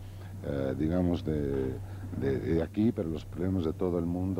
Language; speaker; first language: Spanish; early bilingual, other home language; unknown